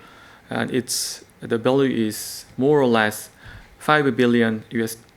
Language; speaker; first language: English; non-native, learner; Korean